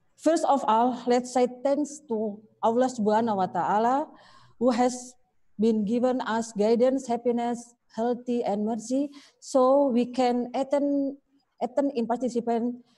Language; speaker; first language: English; non-native, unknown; Indonesian